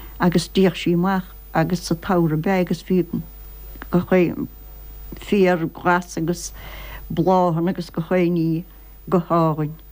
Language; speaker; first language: Irish; native; Irish